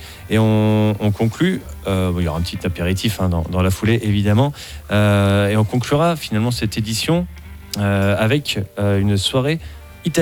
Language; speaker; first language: French; native; French